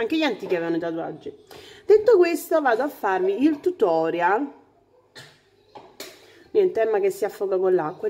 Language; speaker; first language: Italian; native; Italian